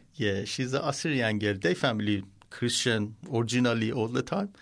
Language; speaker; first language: English; non-native, learner; Persian